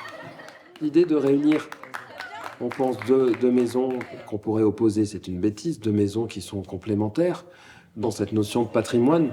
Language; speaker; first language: French; native; French